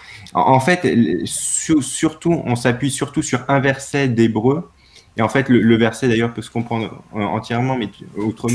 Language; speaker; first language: French; native; French